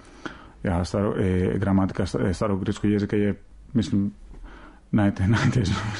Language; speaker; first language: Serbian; non-native, fluent; Greek